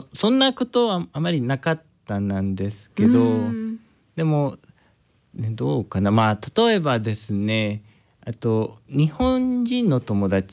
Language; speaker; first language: Japanese; non-native, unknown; Spanish